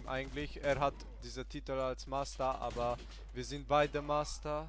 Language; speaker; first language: German; early bilingual, other home language; Hungarian